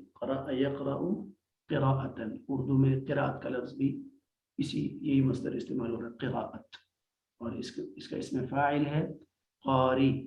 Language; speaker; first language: Urdu; native; Urdu